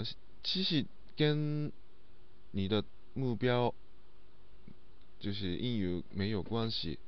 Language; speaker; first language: Chinese; non-native, learner; Japanese